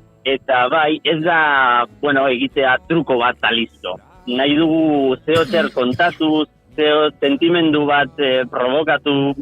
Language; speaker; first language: Basque; non-native, local second language; Spanish